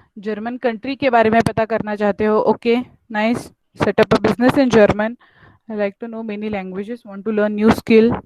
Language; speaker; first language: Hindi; non-native, local second language; Marathi